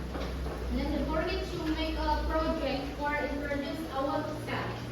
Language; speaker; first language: English; non-native, learner; Indonesian